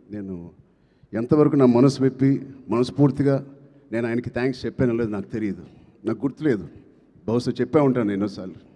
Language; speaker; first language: Telugu; native; Telugu